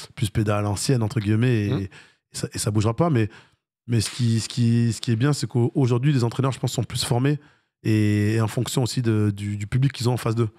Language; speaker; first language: French; native; French